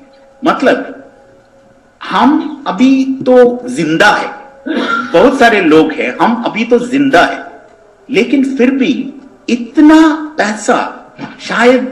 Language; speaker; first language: Hindi; non-native, fluent; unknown